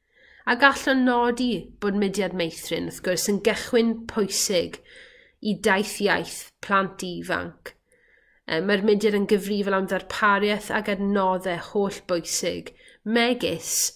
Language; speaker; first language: Welsh; native; Welsh